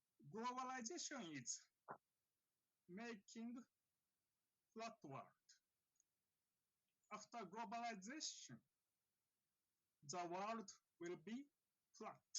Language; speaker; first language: English; non-native, fluent; Japanese